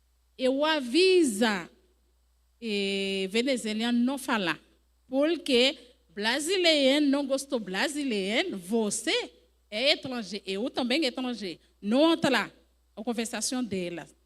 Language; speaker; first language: Portuguese; non-native, learner; French